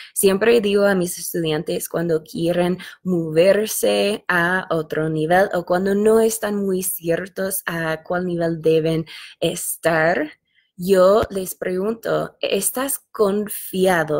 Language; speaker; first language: Spanish; non-native, fluent; English